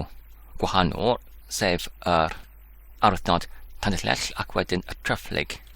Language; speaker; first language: Welsh; non-native, learner; English